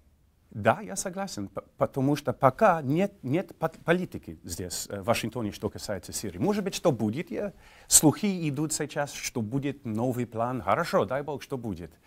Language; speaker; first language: Russian; non-native, fluent; English